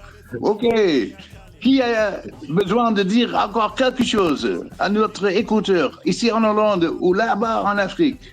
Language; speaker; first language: French; non-native, fluent; Dutch